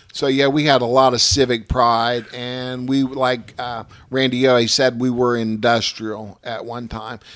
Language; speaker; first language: English; native; English